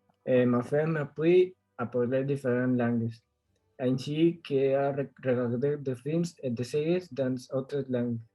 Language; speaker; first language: French; non-native, learner; Spanish